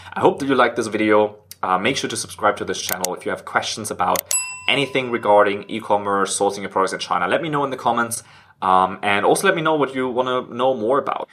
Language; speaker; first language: English; non-native, fluent; German